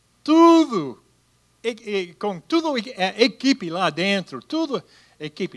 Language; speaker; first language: Portuguese; non-native, fluent; English